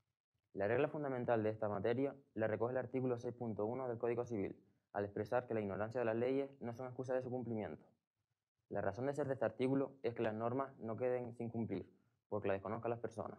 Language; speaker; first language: Spanish; native; Spanish